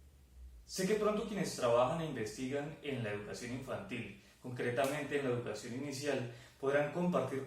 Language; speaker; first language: Spanish; native; Spanish